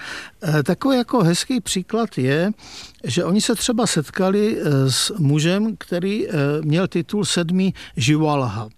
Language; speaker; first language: Czech; native; Czech